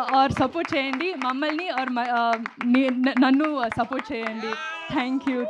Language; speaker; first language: Telugu; non-native, learner; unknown